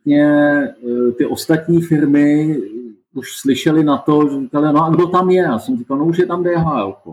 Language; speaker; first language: Czech; native; Czech